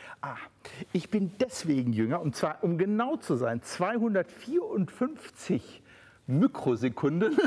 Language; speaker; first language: German; native; German